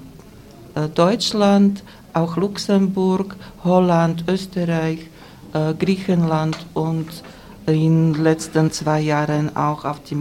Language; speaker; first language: German; non-native, fluent; Slovak